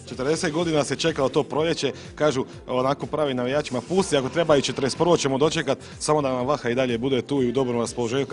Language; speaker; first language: Serbian; native; Serbian